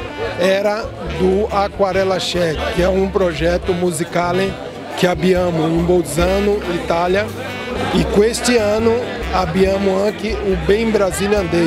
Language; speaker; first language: Italian; non-native, learner; Portuguese